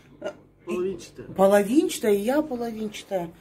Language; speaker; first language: Russian; native; Russian